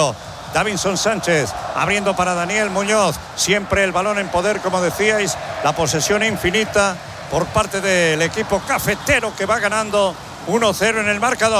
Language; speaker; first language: Spanish; native; Spanish